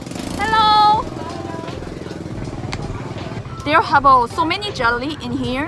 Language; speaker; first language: English; non-native, learner; Korean